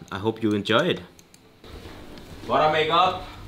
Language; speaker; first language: English; non-native, fluent; Danish